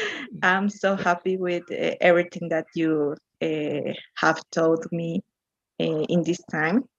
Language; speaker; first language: English; non-native, learner; Spanish